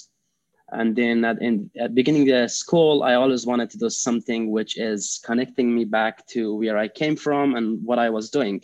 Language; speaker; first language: English; non-native, fluent; Persian